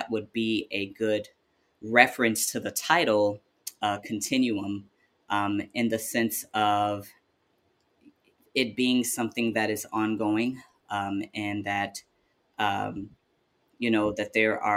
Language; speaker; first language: English; native; English